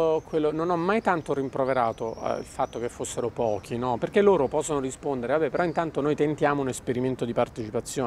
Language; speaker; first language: Italian; native; Italian